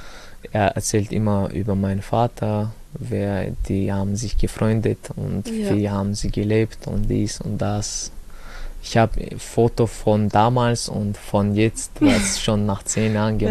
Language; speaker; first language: German; early bilingual, other home language; Chechen